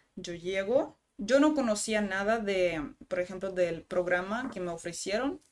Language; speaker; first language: Spanish; non-native, fluent; Russian